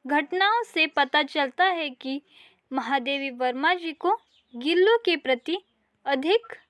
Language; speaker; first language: Hindi; non-native, local second language; Kannada